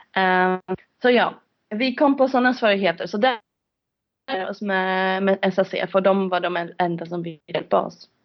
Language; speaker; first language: Swedish; non-native, fluent; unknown